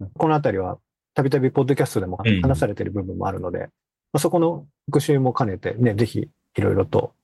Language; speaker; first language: Japanese; native; Japanese